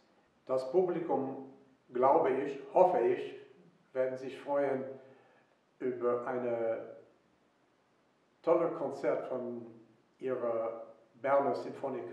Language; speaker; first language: German; non-native, fluent; English